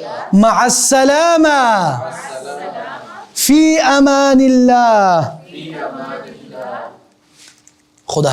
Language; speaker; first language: Arabic; non-native, fluent; Urdu